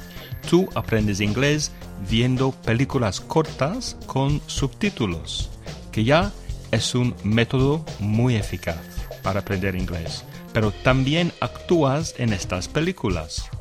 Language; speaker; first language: Spanish; non-native, fluent; English